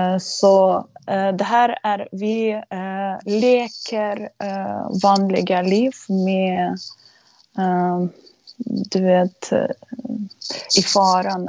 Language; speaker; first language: Swedish; non-native, fluent; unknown